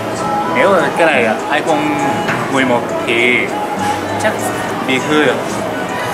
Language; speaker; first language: Vietnamese; non-native, learner; Japanese